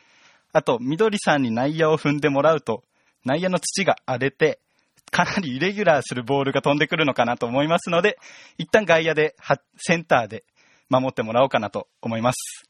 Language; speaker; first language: Japanese; native; Japanese